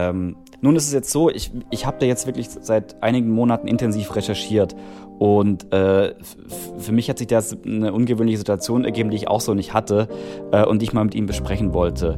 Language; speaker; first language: German; native; German